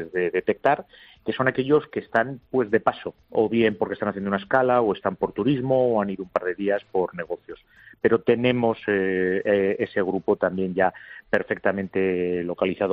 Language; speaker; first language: Spanish; native; Spanish